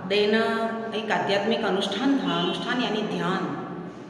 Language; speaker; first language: Hindi; non-native, local second language; Gujarati